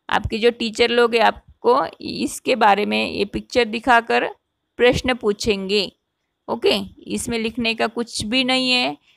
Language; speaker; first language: Hindi; non-native, local second language; Marathi